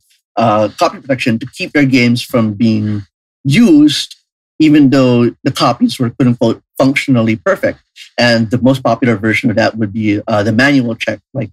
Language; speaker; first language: English; non-native, local second language; Filipino